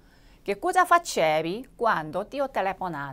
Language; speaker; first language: Italian; non-native, fluent; Korean